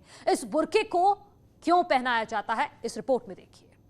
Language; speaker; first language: Hindi; native; Hindi